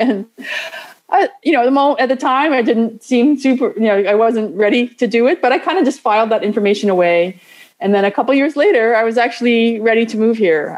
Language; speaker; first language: English; native; English